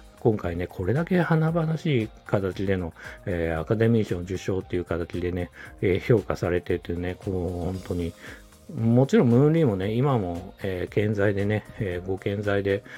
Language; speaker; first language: Japanese; native; Japanese